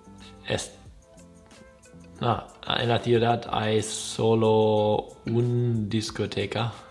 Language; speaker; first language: Spanish; non-native, learner; German